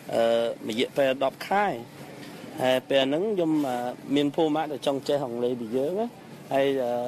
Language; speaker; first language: Khmer; non-native, fluent; English